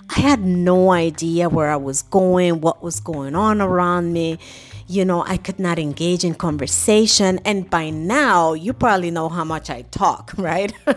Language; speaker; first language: English; native; English